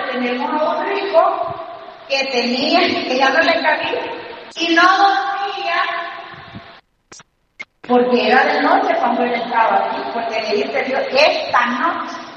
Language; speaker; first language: Spanish; native; Spanish